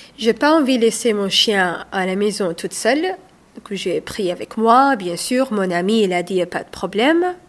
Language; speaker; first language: French; non-native, learner; Somali